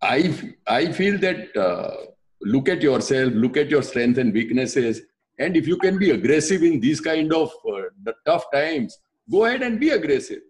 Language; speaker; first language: English; non-native, local second language; Gujarati